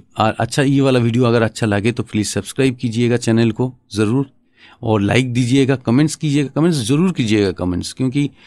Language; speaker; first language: Hindi; non-native, local second language; Bangla